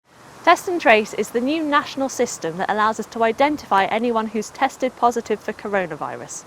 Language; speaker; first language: English; native; English